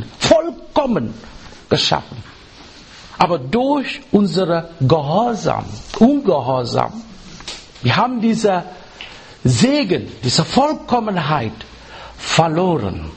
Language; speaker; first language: German; non-native, learner; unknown